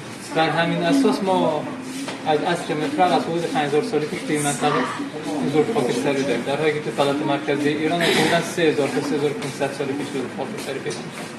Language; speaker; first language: Persian; native; Persian